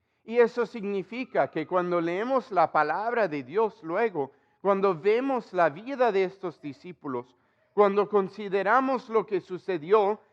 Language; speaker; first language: Spanish; non-native, fluent; English